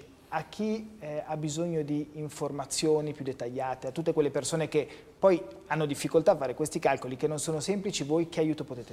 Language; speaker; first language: Italian; native; Italian